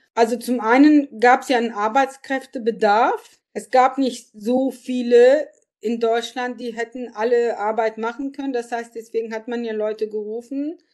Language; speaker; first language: German; early bilingual, other home language; Turkish